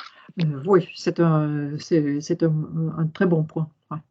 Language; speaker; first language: French; non-native, fluent; Norwegian